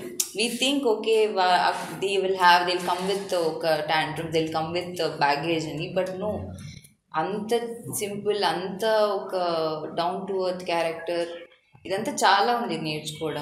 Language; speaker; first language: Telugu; non-native, learner; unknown